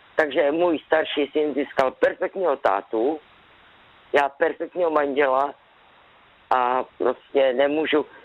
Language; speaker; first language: Czech; native; Czech